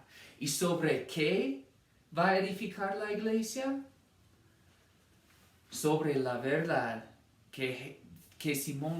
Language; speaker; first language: Spanish; non-native, fluent; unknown